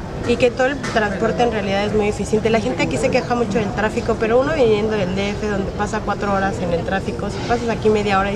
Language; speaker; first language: Spanish; native; Spanish